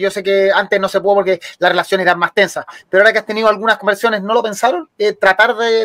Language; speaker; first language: Spanish; native; Spanish